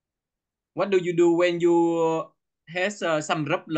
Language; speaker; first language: English; non-native, local second language; Vietnamese